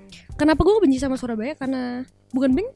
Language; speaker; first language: Indonesian; native; Indonesian